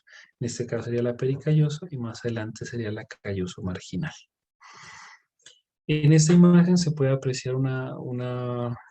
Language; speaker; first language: Spanish; native; Spanish